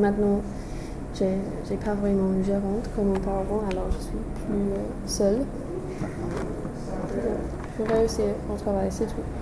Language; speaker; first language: French; non-native, fluent; English